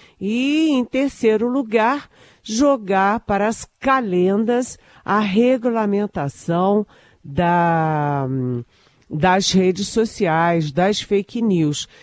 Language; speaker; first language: Portuguese; native; Portuguese